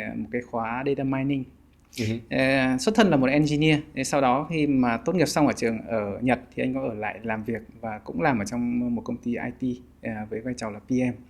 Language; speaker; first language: Vietnamese; native; Vietnamese